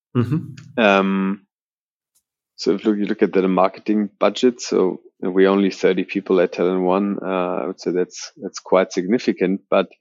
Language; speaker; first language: English; non-native, fluent; German